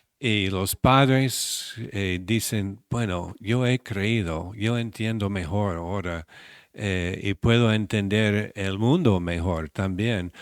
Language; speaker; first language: Spanish; non-native, fluent; English